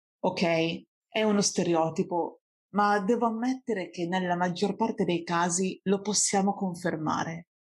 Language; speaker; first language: Italian; native; Italian